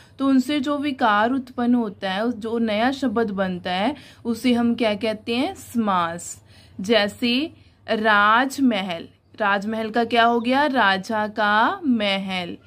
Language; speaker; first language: Hindi; non-native, local second language; Punjabi